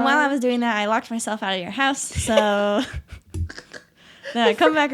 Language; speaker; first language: English; native; English